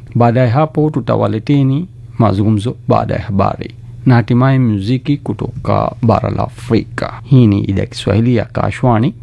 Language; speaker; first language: Swahili; non-native, fluent; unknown